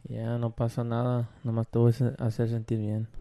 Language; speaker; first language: Spanish; early bilingual, other home language; English